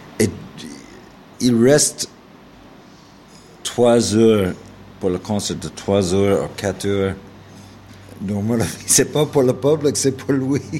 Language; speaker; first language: French; non-native, learner; English